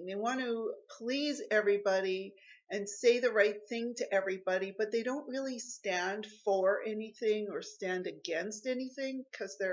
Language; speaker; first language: English; native; English